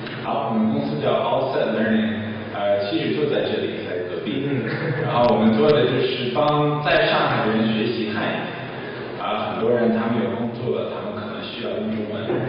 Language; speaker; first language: Chinese; non-native, fluent; English